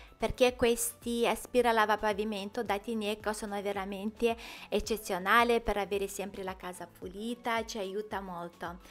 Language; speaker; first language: Italian; non-native, fluent; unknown